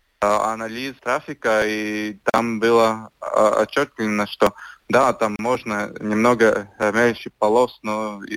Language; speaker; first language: Russian; non-native, local second language; Latvian